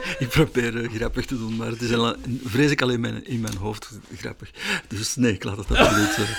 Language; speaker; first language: Dutch; native; Dutch